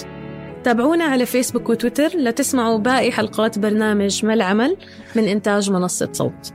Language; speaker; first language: Arabic; native; Arabic